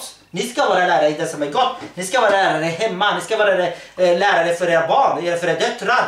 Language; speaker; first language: Swedish; early bilingual, other home language; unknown